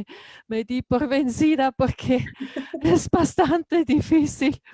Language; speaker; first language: Spanish; non-native, learner; German